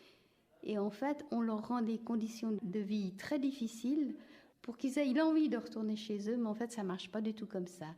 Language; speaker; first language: French; native; French